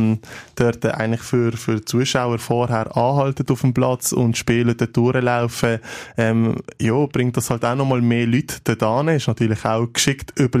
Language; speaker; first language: German; native; German